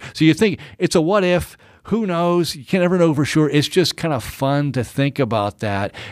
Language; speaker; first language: English; native; English